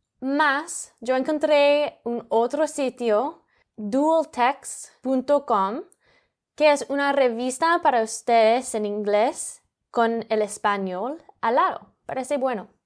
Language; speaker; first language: Spanish; non-native, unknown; English